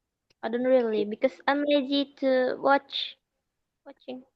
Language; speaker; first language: English; non-native, learner; Indonesian